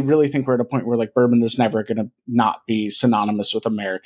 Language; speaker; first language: English; native; English